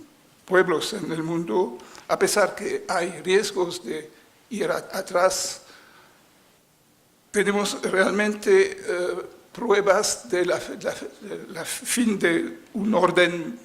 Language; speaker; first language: Spanish; non-native, fluent; French